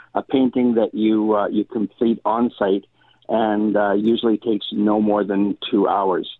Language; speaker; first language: English; native; English